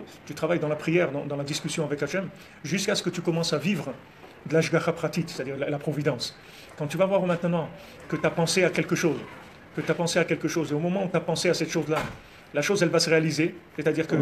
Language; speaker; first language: French; native; French